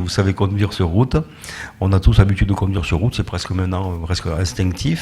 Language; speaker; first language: French; native; French